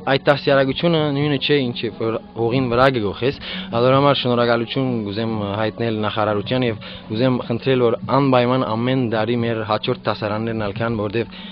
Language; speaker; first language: Armenian; early bilingual, heritage; Armenian